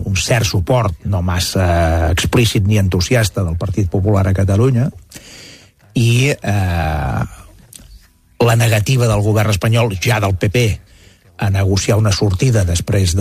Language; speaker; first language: Catalan; native; Catalan